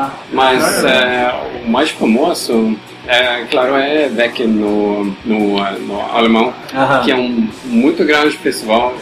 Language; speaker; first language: Portuguese; non-native, learner; Norwegian